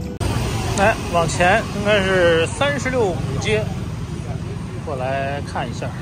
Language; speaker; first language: Chinese; native; Chinese